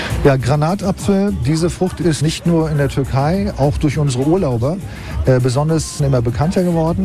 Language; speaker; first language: German; non-native, fluent; Turkish